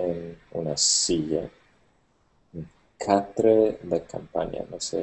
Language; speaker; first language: Spanish; non-native, learner; English